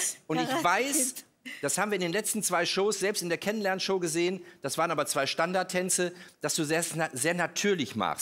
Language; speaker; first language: German; native; German